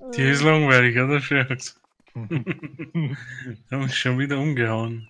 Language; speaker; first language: German; native; German